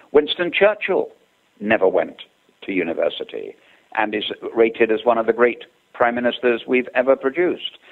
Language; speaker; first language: English; native; English